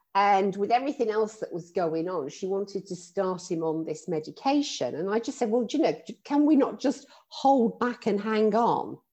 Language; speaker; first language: English; native; English